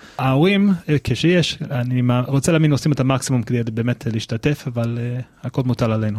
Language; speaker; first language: Hebrew; non-native, fluent; English